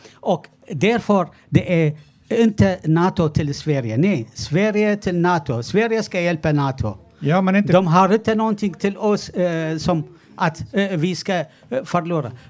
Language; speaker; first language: Swedish; non-native, learner; Arabic